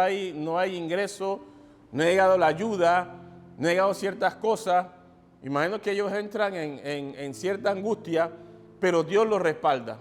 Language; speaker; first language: Spanish; native; Spanish